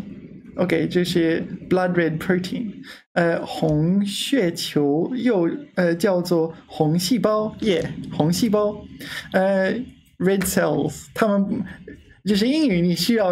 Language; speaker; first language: Chinese; non-native, learner; English